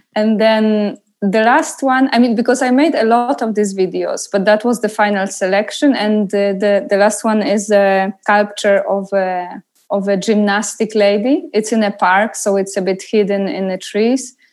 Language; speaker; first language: English; non-native, fluent; Polish